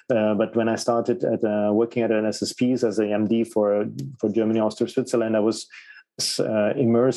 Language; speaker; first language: English; non-native, fluent; German